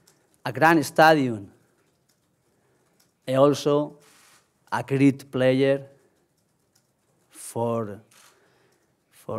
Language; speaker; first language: English; non-native, learner; Spanish